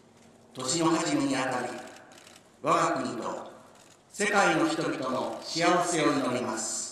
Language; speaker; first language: Japanese; native; Japanese